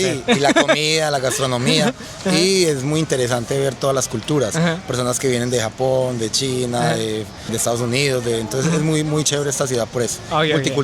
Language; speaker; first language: Spanish; native; Spanish